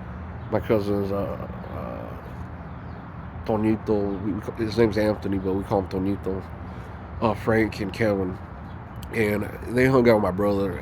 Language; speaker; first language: English; native; English